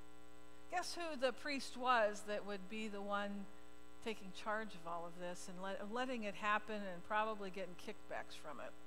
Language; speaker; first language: English; native; English